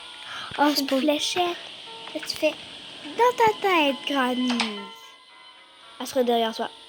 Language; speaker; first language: French; native; French